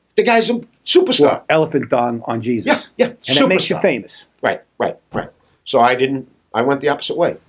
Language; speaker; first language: English; native; English